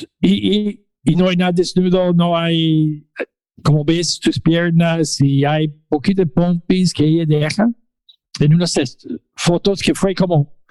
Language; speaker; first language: Spanish; non-native, fluent; English